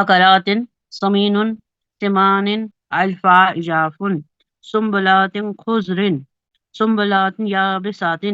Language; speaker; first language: Arabic; non-native, learner; Urdu